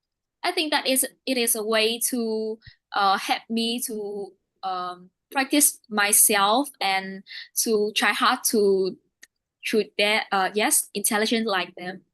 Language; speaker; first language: English; non-native, learner; Vietnamese